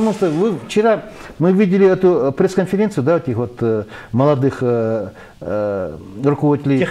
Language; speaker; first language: Russian; non-native, local second language; Kyrgyz